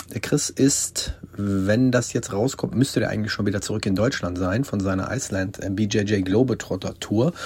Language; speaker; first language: German; native; German